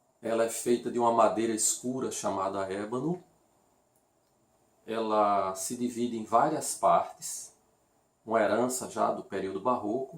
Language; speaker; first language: Portuguese; native; Portuguese